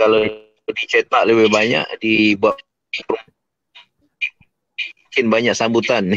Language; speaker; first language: Malay; native; Malay